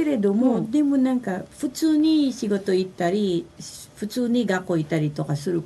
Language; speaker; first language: Japanese; non-native, fluent; Filipino